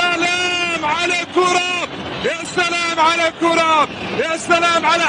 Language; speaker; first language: Arabic; native; Arabic